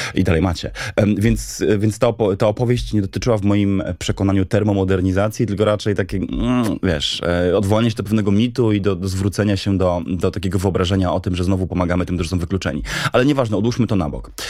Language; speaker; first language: Polish; native; Polish